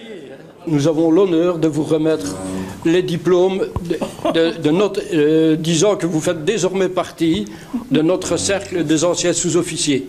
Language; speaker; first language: French; native; French